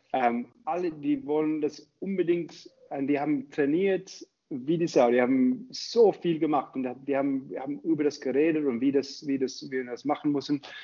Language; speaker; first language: German; non-native, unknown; English